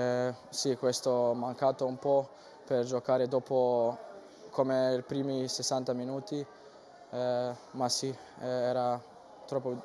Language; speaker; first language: Italian; non-native, fluent; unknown